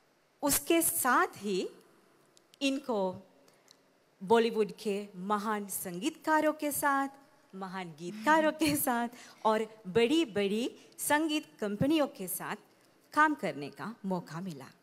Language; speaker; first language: Hindi; non-native, fluent; Sinhala